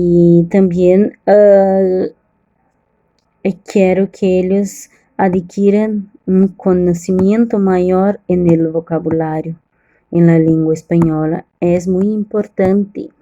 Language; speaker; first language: Spanish; non-native, learner; Portuguese